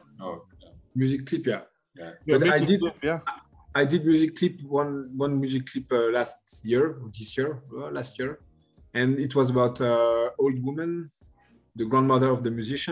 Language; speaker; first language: English; non-native, learner; French